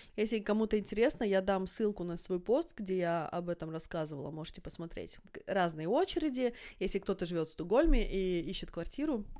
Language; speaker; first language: Russian; native; Russian